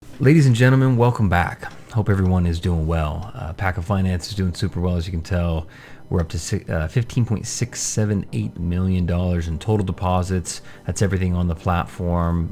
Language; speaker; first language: English; native; English